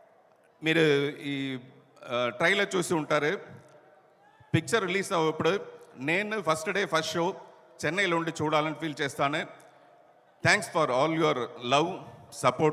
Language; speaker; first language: Telugu; non-native, local second language; Tamil